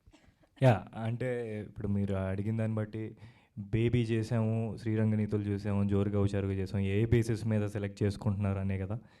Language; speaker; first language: Telugu; native; Telugu